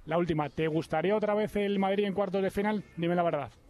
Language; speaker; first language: Spanish; native; Spanish